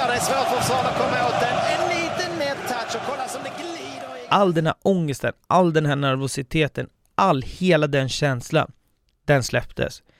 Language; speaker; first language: Swedish; native; Swedish